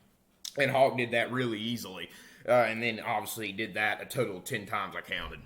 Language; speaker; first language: English; native; English